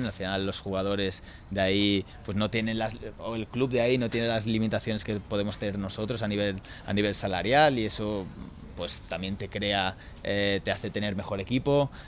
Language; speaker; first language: Spanish; native; Spanish